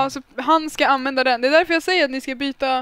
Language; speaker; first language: Swedish; native; Swedish